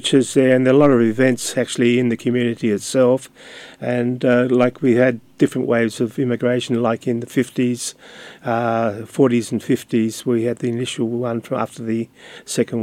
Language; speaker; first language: English; non-native, local second language; Ukrainian